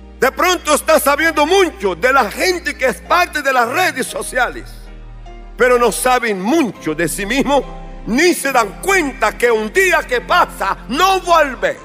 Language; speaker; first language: Spanish; non-native, fluent; Portuguese